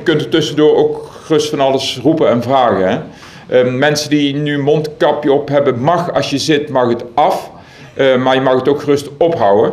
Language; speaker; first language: Dutch; native; Dutch